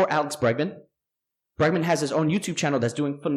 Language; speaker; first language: English; native; English